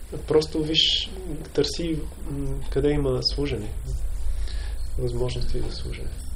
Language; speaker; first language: Bulgarian; native; Bulgarian